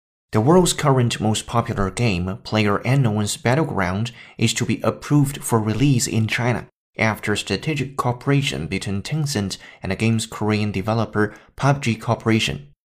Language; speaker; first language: English; non-native, fluent; Chinese